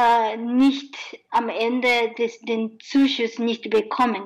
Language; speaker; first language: German; non-native, learner; Japanese